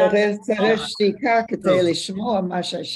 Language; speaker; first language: Hebrew; non-native, learner; English